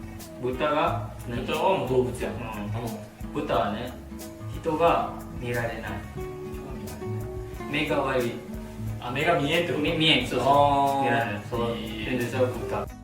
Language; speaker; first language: Japanese; native; Japanese